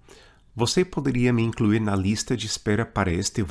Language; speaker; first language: Portuguese; non-native, fluent; English